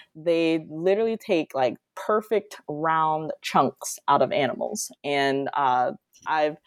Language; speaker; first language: English; native; English